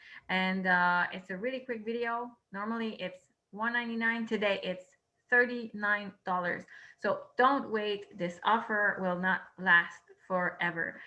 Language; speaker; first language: English; non-native, fluent; French